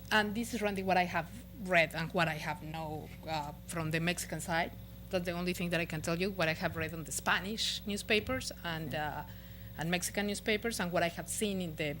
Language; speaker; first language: English; non-native, fluent; Spanish